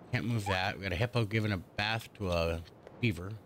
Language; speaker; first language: English; native; English